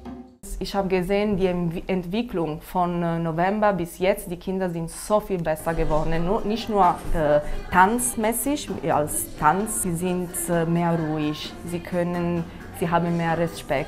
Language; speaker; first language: German; non-native, fluent; Italian